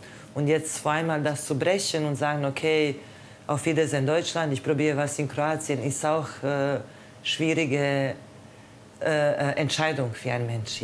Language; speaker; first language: German; non-native, fluent; Croatian